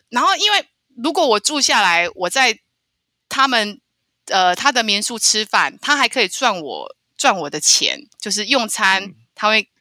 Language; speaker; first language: Chinese; native; Chinese